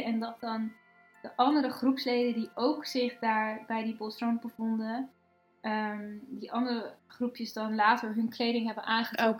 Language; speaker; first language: Dutch; native; Dutch